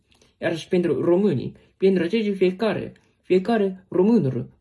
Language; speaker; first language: Romanian; non-native, learner; Japanese